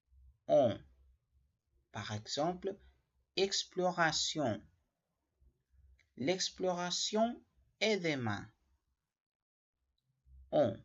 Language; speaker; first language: French; non-native, learner; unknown